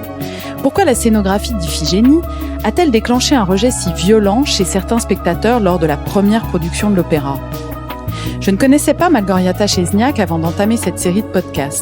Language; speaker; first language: French; native; French